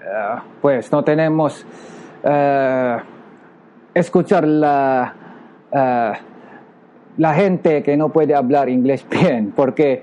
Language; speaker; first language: Spanish; non-native, learner; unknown